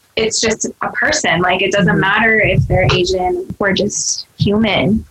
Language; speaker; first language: English; early bilingual, other home language; Cantonese